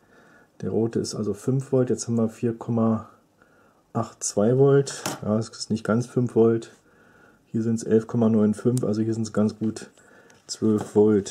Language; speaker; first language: German; native; German